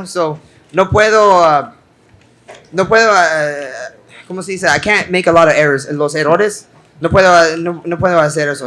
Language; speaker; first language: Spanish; early bilingual, heritage; English